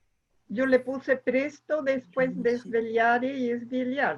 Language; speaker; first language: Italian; non-native, learner; Spanish